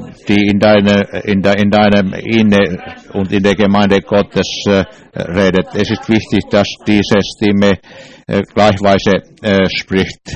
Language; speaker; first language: German; non-native, learner; English